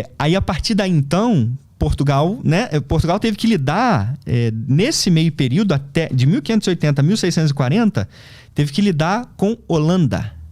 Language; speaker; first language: Portuguese; native; Portuguese